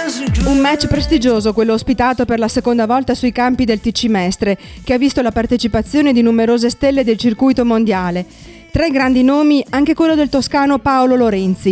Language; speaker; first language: Italian; native; Italian